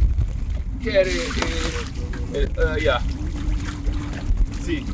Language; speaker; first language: Spanish; non-native, learner; Italian